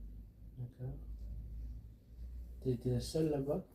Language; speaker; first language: French; native; French